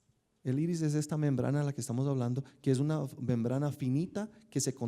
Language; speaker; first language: Spanish; native; Spanish